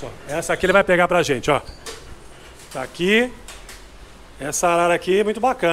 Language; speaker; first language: Portuguese; native; Portuguese